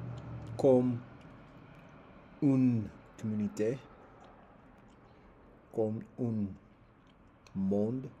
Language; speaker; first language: French; non-native, learner; English